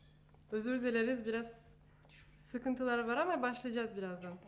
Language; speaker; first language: Turkish; non-native, fluent; French